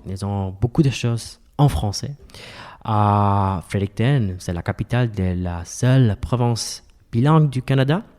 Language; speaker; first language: French; non-native, fluent; Spanish